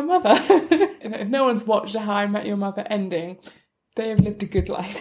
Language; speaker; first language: English; native; English